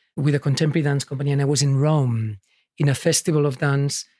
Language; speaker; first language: English; early bilingual, other home language; Catalan